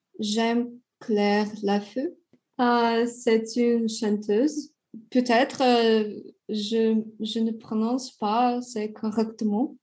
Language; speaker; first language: French; non-native, learner; Russian